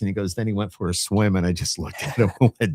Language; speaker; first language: English; native; English